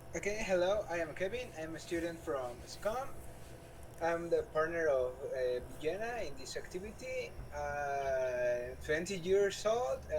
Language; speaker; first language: English; non-native, learner; Spanish